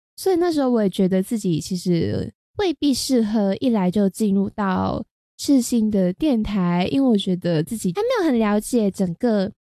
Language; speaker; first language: Chinese; non-native, local second language; Cantonese